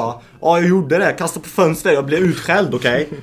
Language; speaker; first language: Swedish; early bilingual, other home language; Lithuanian